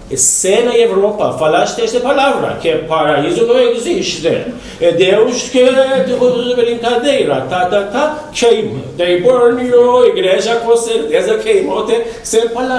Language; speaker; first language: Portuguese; non-native, learner; Persian